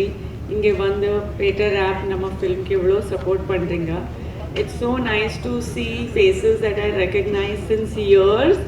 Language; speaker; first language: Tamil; non-native, fluent; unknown